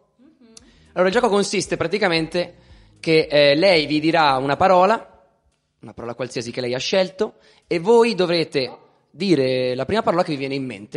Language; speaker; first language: Italian; native; Italian